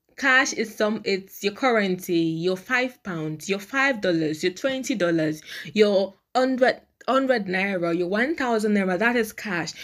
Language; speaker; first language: English; non-native, local second language; Yoruba